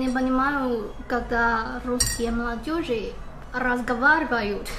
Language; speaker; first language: Russian; non-native, fluent; Chinese